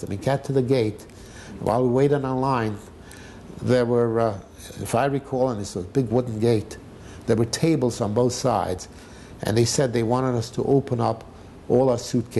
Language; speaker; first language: English; non-native, fluent; Hungarian